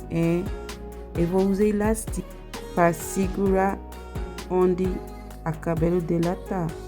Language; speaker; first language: Portuguese; non-native, learner; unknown